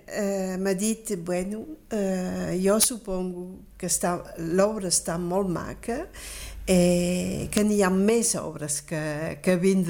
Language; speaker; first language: Catalan; early bilingual, heritage; Catalan